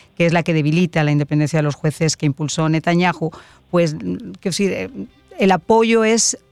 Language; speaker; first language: Spanish; native; Spanish